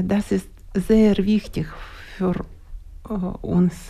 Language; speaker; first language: German; non-native, learner; Ukrainian